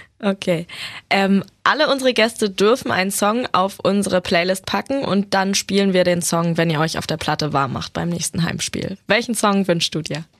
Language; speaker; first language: German; native; German